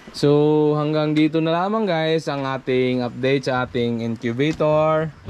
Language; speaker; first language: Filipino; non-native, local second language; Cebuano